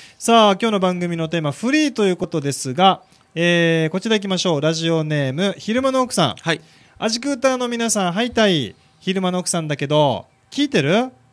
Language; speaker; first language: Japanese; native; Japanese